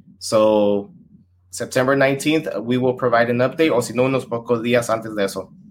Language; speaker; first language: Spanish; early bilingual, heritage; Spanish